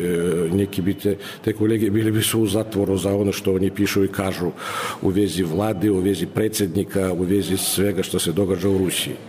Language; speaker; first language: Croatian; non-native, fluent; Russian